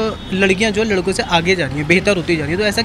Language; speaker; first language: Hindi; native; Hindi